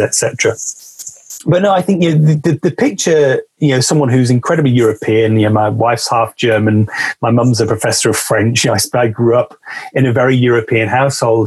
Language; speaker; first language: English; native; English